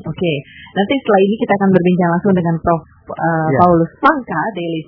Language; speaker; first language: Indonesian; native; Indonesian